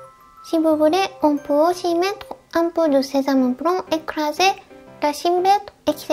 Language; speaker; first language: French; non-native, fluent; Japanese